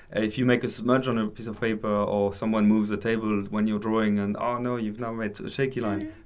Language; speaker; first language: English; non-native, fluent; French